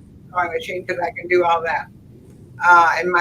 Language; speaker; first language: English; native; English